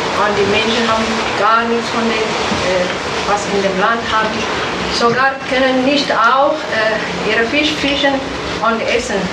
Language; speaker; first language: German; non-native, learner; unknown